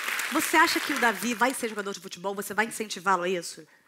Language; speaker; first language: Portuguese; native; Portuguese